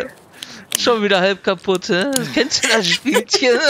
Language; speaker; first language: German; native; German